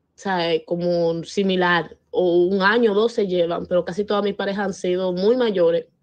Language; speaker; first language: Spanish; native; Spanish